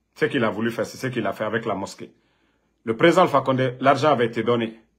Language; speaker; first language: French; non-native, local second language; Mandingo